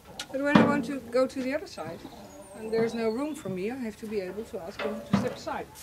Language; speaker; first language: English; non-native, fluent; Dutch